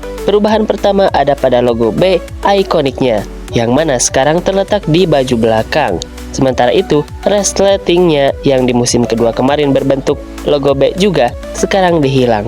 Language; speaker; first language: Indonesian; native; Indonesian